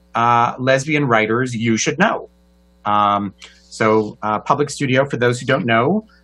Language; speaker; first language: English; native; English